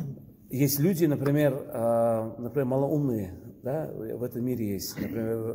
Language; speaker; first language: Russian; early bilingual, heritage; Russian